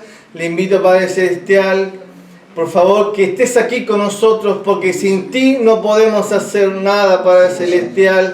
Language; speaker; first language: Spanish; native; Spanish